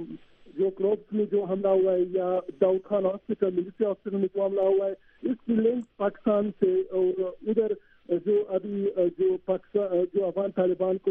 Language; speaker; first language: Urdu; non-native, learner; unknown